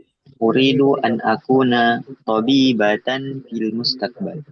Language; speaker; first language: Arabic; non-native, learner; Indonesian